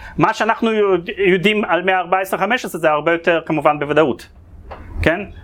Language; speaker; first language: Hebrew; non-native, fluent; Russian